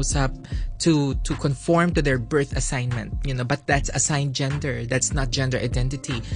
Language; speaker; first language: English; non-native, local second language; Filipino